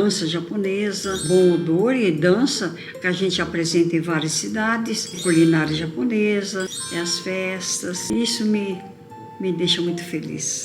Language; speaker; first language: Portuguese; non-native, local second language; Japanese